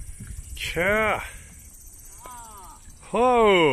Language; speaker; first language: Japanese; native; Japanese